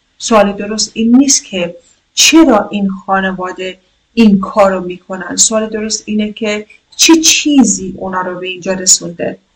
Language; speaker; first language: Persian; non-native, local second language; Kurdish